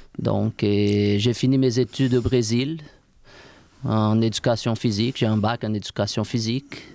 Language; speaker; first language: French; non-native, fluent; Portuguese